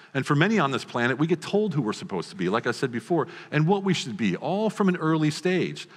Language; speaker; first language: English; native; English